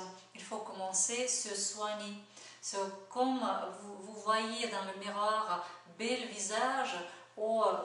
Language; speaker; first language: French; non-native, fluent; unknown